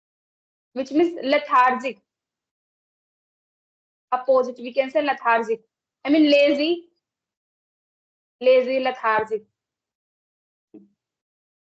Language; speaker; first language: English; non-native, local second language; Hindi